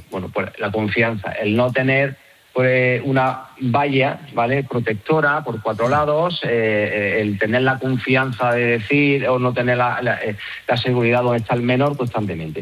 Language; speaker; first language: Spanish; native; Spanish